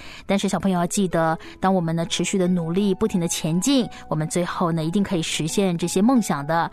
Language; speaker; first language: Chinese; native; Chinese